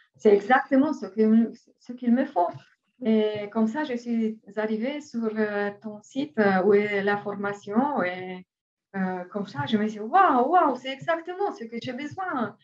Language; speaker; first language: French; non-native, fluent; Romanian